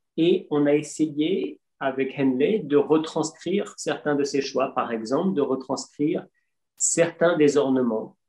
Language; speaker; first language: French; native; French